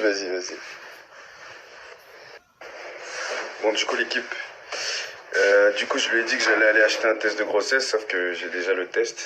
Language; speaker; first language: French; native; French